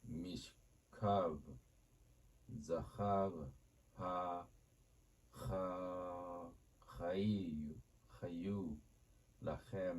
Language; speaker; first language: Hebrew; non-native, learner; Japanese